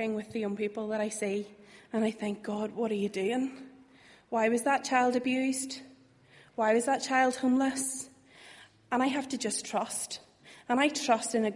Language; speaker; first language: English; native; English